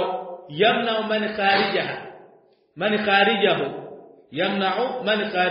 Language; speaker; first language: Arabic; non-native, fluent; Swahili